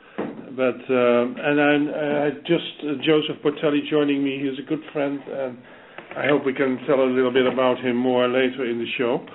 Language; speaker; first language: English; non-native, fluent; Dutch